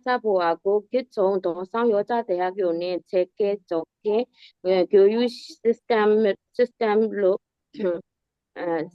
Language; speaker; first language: Korean; non-native, learner; Burmese